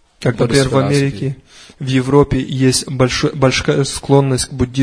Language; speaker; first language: Russian; native; Russian